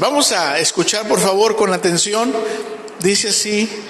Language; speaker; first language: Spanish; native; Spanish